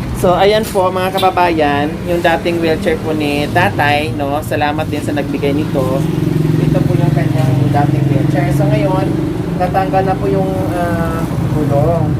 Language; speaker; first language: Filipino; native; Filipino